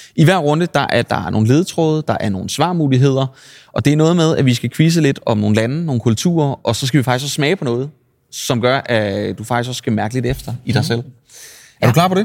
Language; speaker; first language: Danish; native; Danish